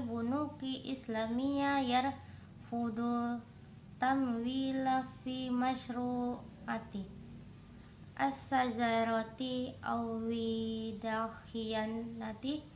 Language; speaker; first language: Arabic; non-native, learner; Indonesian